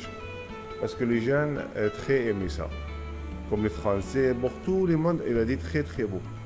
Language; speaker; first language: French; non-native, learner; Arabic